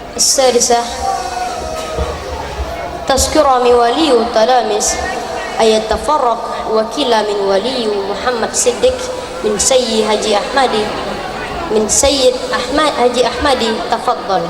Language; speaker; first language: Arabic; non-native, learner; Indonesian